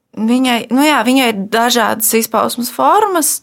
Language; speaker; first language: Latvian; native; Latvian